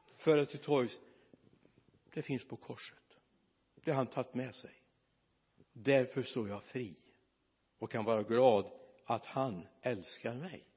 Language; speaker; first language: Swedish; native; Swedish